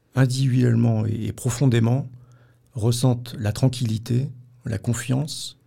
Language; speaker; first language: French; native; French